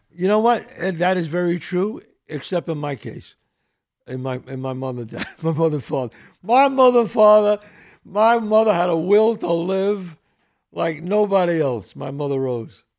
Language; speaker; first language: English; early bilingual, other home language; Italian